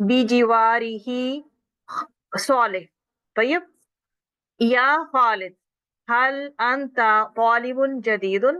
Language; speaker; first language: Arabic; non-native, fluent; Urdu